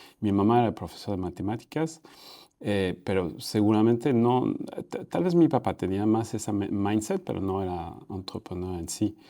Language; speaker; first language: Spanish; non-native, fluent; French